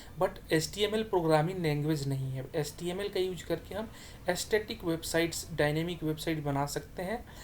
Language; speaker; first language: Hindi; native; Hindi